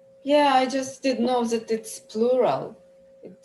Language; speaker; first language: English; non-native, learner; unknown